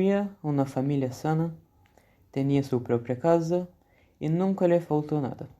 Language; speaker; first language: Spanish; non-native, learner; Portuguese